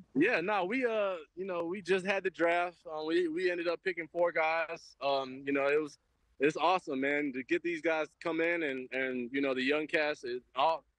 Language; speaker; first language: English; native; English